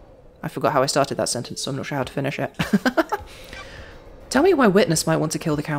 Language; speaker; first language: English; native; English